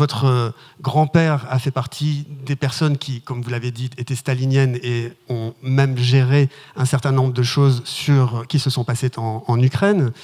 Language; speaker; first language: French; native; French